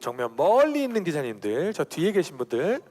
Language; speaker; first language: Korean; native; Korean